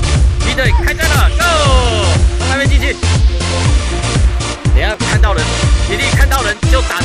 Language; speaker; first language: Chinese; native; Chinese